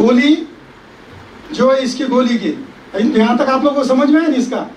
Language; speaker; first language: Hindi; non-native, local second language; Marathi